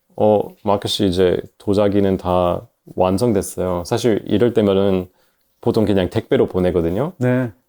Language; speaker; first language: Korean; non-native, fluent; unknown